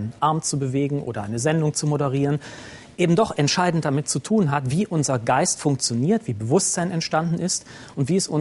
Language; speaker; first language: German; native; German